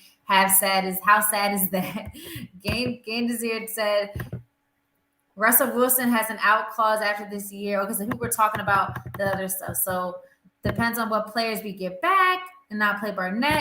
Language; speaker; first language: English; native; English